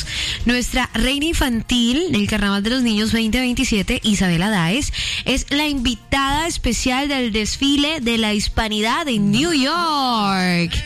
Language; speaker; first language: Spanish; native; Spanish